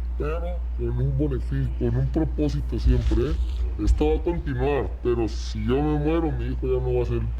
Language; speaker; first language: Spanish; native; Spanish